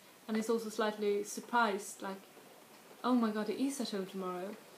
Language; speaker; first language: English; non-native, fluent; Swedish